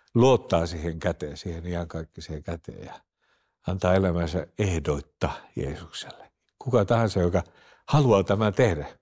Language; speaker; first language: Finnish; early bilingual, heritage; Finnish